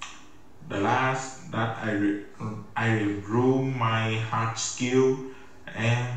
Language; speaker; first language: English; non-native, learner; Vietnamese